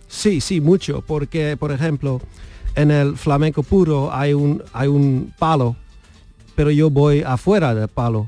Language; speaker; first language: Spanish; non-native, learner; Dutch